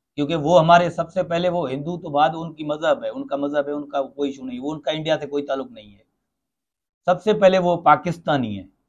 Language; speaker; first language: Urdu; non-native, local second language; Sindhi